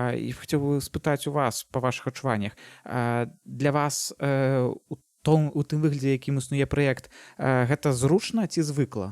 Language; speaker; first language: Belarusian; non-native, local second language; Russian